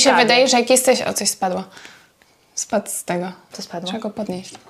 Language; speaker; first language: Polish; native; Polish